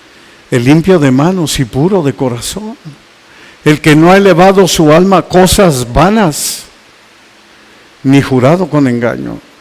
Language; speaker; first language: Spanish; native; Spanish